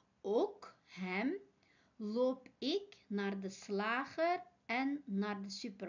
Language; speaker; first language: Dutch; non-native, fluent; Uyghur